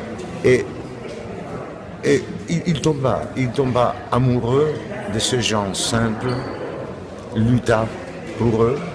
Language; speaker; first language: French; non-native, fluent; Spanish